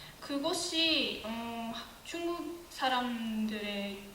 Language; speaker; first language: Korean; non-native, fluent; Japanese